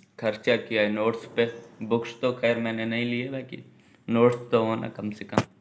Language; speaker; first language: Urdu; non-native, local second language; Punjabi